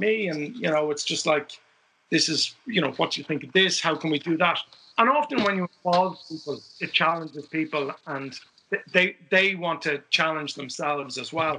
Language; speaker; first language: English; native; English